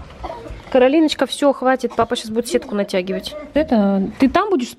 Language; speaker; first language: Russian; native; Russian